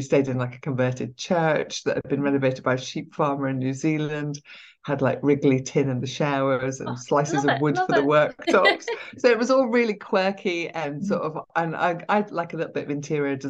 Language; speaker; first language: English; native; English